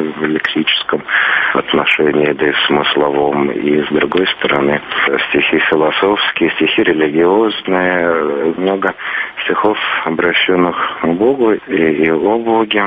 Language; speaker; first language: Russian; native; Russian